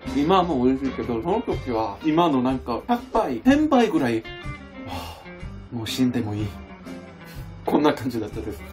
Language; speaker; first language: Japanese; non-native, fluent; Korean